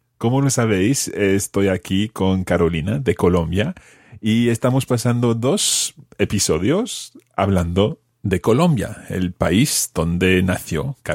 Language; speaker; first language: Spanish; non-native, fluent; English